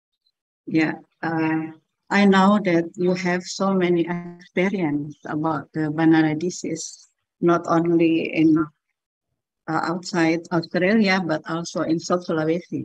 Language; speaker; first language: English; non-native, learner; Indonesian